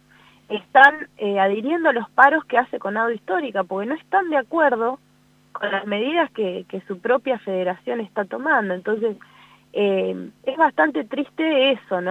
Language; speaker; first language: Spanish; native; Spanish